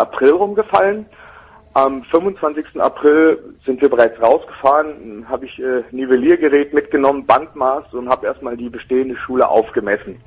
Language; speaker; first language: German; native; German